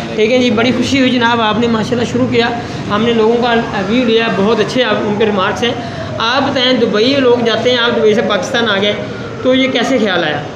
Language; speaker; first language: Hindi; non-native, local second language; Punjabi